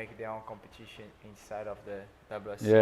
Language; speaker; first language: English; non-native, fluent; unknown